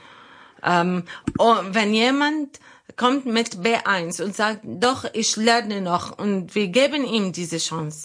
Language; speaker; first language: German; non-native, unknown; Arabic